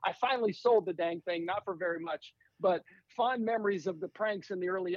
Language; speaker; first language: English; native; English